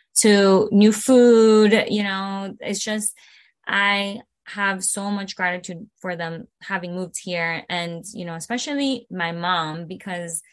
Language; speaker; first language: English; early bilingual, other home language; Spanish